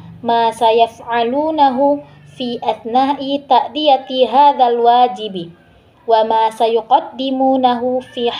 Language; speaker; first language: Arabic; non-native, learner; Indonesian